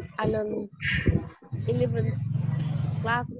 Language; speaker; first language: English; non-native, learner; Vietnamese